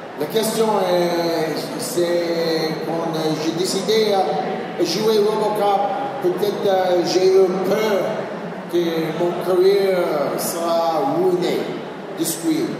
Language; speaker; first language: French; non-native, learner; English